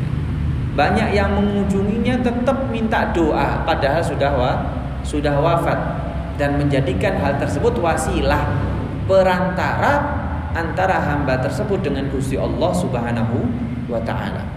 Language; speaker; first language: Indonesian; native; Indonesian